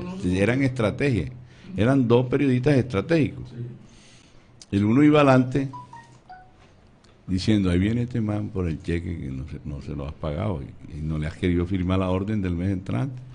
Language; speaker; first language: Spanish; native; Spanish